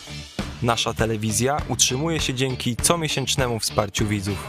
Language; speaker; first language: Polish; native; Polish